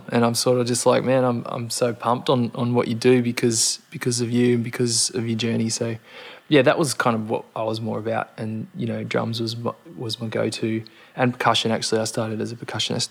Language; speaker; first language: English; native; English